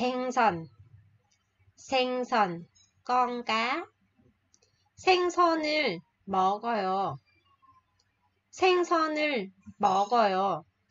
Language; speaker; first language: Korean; non-native, fluent; Vietnamese